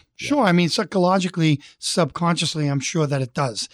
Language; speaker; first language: English; native; English